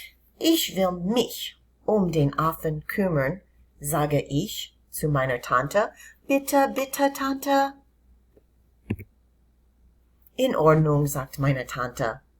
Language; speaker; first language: German; non-native, fluent; English